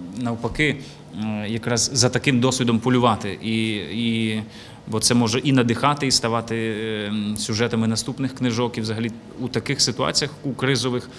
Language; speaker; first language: Ukrainian; native; Ukrainian